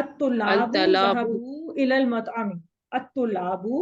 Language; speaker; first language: Arabic; non-native, fluent; Urdu